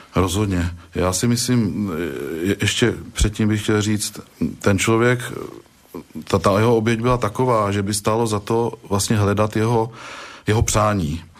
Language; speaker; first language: Czech; native; Czech